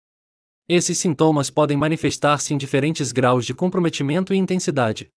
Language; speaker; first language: Portuguese; native; Portuguese